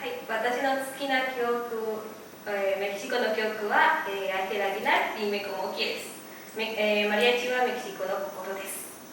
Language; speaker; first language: Japanese; non-native, learner; Spanish